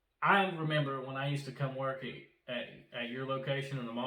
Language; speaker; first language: English; native; English